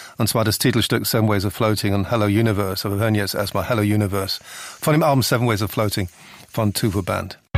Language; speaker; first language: German; non-native, fluent; English